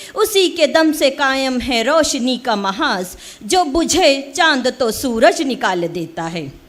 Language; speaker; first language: Hindi; native; Hindi